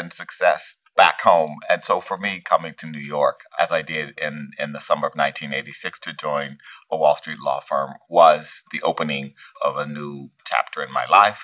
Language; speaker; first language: English; native; English